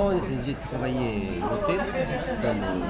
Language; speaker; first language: French; non-native, learner; Japanese